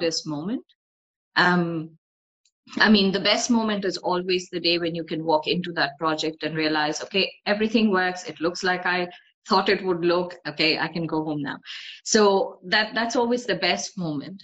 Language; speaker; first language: English; non-native, local second language; Bangla